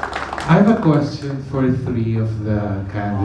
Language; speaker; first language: English; non-native, fluent; Filipino